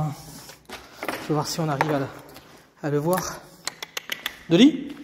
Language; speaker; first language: French; native; French